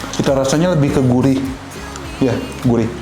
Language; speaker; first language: Indonesian; native; Indonesian